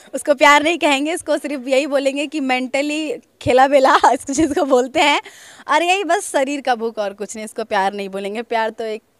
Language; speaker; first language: Hindi; native; Hindi